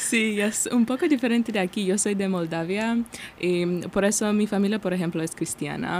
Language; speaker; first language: Spanish; non-native, learner; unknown